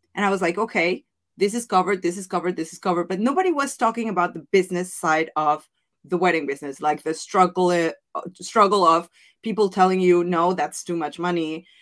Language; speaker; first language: English; non-native, fluent; Spanish